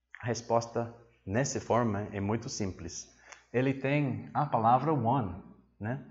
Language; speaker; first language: Portuguese; non-native, fluent; English